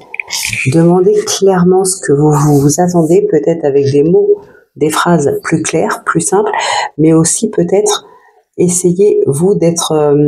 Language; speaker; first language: French; native; French